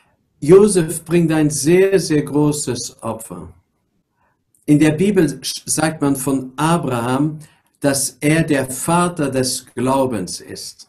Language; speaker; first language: German; non-native, local second language; Luxembourgish